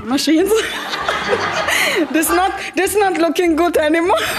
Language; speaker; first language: English; non-native, learner; German